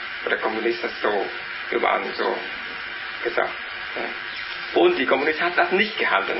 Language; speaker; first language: German; non-native, learner; Vietnamese